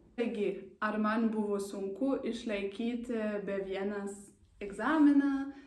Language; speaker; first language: Lithuanian; non-native, learner; German